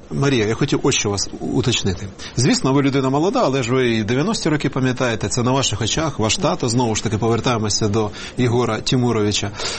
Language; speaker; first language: Ukrainian; native; Ukrainian